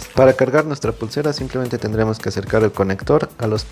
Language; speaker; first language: Spanish; native; Spanish